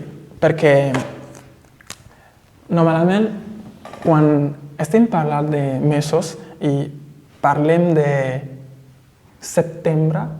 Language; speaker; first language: Catalan; non-native, fluent; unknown